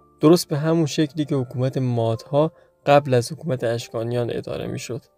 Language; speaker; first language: Persian; non-native, local second language; Baluchi